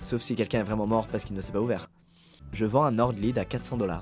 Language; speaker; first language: French; native; French